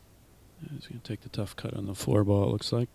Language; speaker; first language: English; native; English